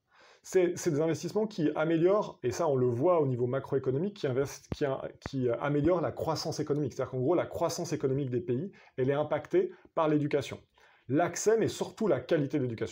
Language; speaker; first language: French; native; French